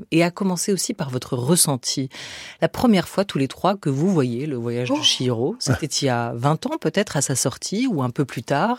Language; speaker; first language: French; native; French